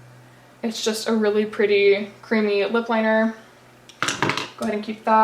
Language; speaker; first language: English; native; English